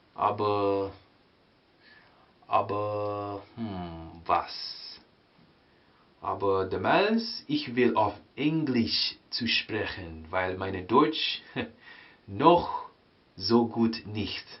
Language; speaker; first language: German; non-native, learner; English